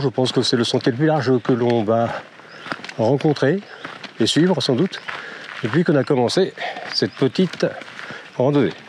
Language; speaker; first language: French; native; French